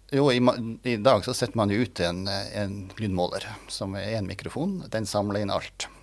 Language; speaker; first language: Norwegian; native; Norwegian